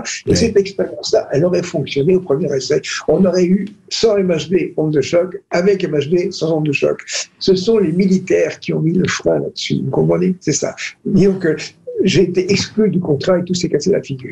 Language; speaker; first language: French; native; French